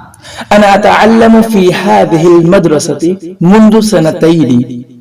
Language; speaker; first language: Arabic; non-native, fluent; Urdu